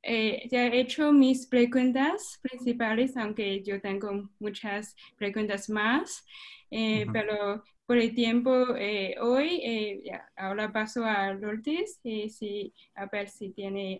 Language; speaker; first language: Spanish; non-native, fluent; Chinese